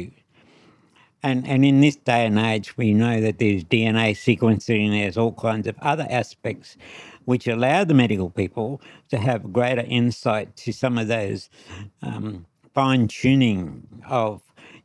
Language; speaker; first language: English; native; English